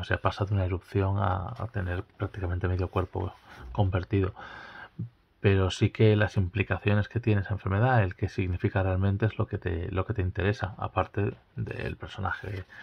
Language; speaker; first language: Spanish; native; Spanish